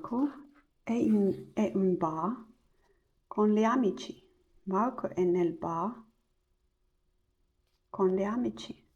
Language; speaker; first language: Italian; non-native, learner; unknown